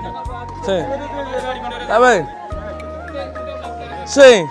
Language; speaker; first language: Portuguese; non-native, learner; Vietnamese